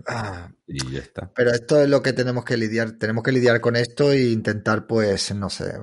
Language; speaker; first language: Spanish; native; Spanish